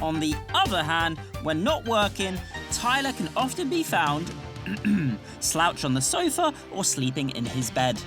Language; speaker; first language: English; native; English